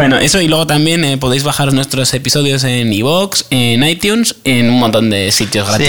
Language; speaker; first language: Spanish; native; Spanish